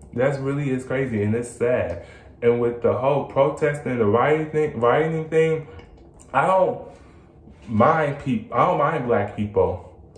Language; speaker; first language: English; native; English